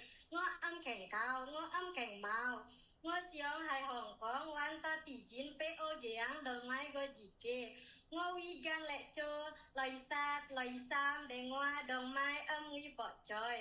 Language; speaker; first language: Cantonese; non-native, learner; Indonesian